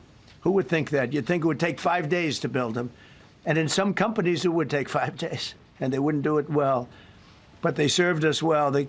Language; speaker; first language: English; native; English